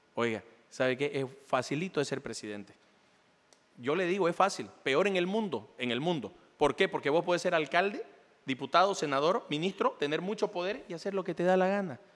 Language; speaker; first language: Spanish; native; Spanish